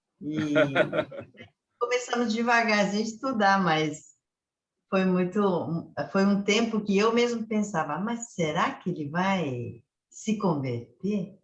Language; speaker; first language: Portuguese; early bilingual, other home language; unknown